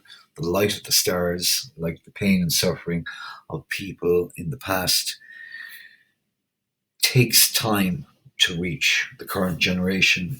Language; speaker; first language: English; native; English